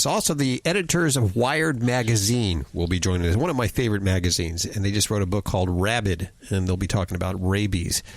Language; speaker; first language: English; native; English